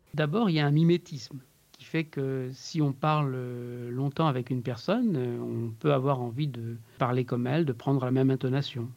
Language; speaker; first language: French; native; French